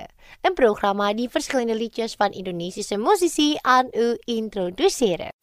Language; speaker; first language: Dutch; non-native, fluent; Indonesian